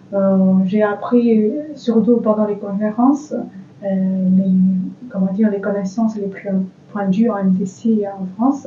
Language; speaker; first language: French; non-native, fluent; Chinese